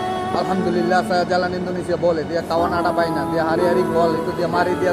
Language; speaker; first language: Indonesian; non-native, learner; Bangla